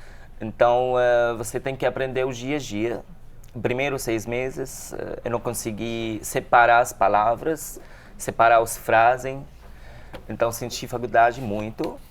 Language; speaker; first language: Portuguese; non-native, learner; Arabic